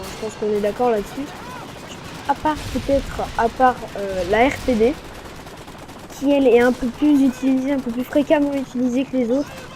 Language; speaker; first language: French; native; French